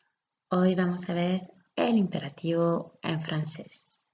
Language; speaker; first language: Spanish; non-native, fluent; French